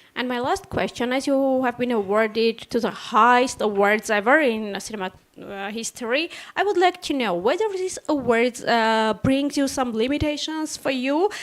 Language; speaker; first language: English; non-native, fluent; Armenian